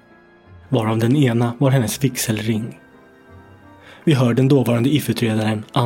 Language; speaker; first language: Swedish; native; Swedish